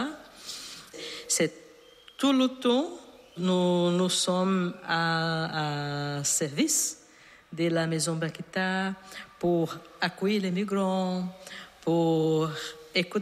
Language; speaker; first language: French; non-native, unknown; Portuguese